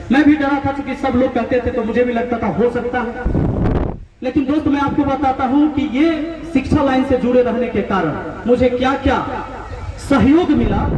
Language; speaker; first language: Hindi; native; Hindi